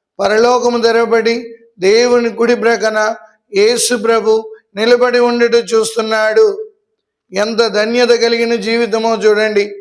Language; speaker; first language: Telugu; native; Telugu